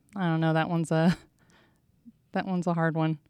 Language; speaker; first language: English; native; English